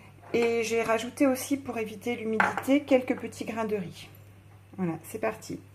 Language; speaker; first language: French; native; French